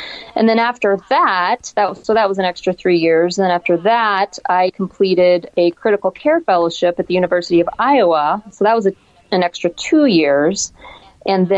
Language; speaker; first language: English; native; English